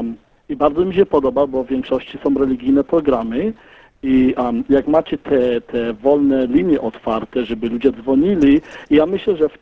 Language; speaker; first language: Polish; early bilingual, heritage; Polish